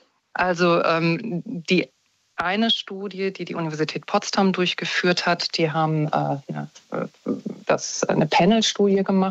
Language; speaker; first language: German; native; German